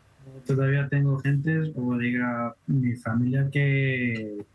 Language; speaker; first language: Spanish; non-native, fluent; Persian